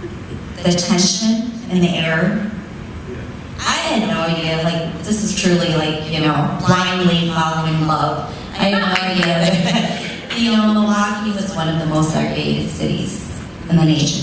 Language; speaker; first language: English; early bilingual, other home language; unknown